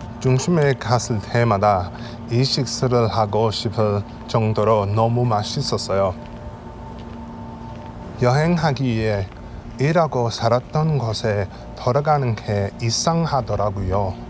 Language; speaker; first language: Korean; non-native, learner; English